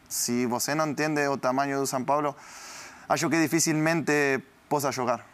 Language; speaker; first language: Portuguese; non-native, learner; Spanish